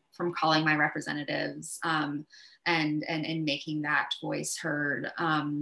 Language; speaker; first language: English; native; English